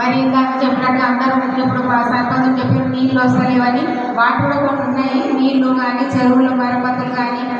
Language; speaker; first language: Telugu; native; Telugu